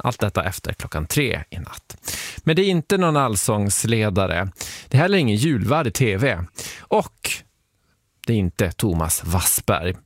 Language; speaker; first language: Swedish; native; Swedish